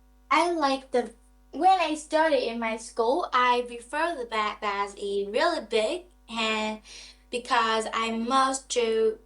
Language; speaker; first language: English; non-native, learner; Vietnamese